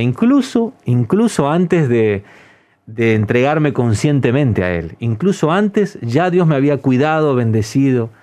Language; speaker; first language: Spanish; native; Spanish